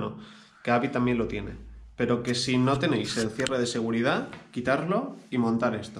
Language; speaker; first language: Spanish; native; Spanish